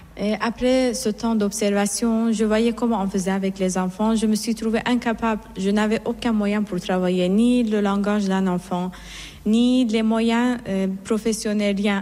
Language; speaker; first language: French; non-native, fluent; Persian